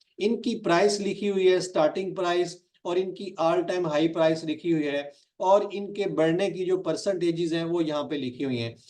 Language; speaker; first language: Urdu; non-native, local second language; Punjabi